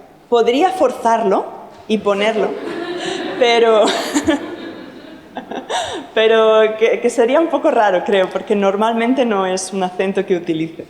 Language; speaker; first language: Spanish; native; Spanish